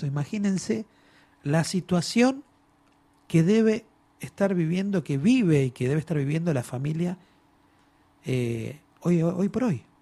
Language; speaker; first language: Spanish; native; Spanish